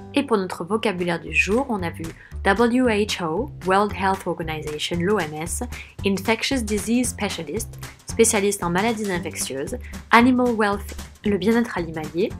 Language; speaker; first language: French; native; French